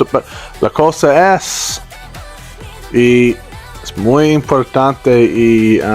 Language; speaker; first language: Spanish; non-native, learner; English